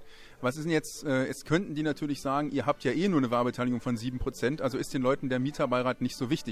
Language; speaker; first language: German; native; German